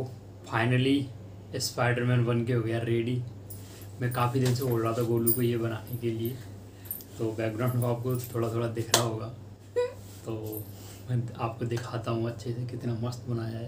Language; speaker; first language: Hindi; native; Hindi